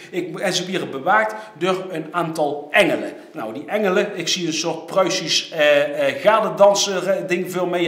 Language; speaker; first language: Dutch; native; Dutch